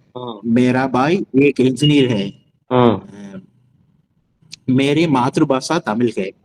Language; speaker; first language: Hindi; non-native, learner; Tamil